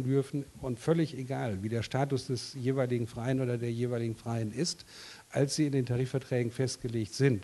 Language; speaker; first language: German; native; German